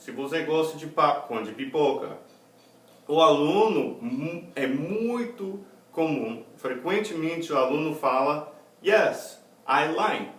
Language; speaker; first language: Portuguese; non-native, fluent; English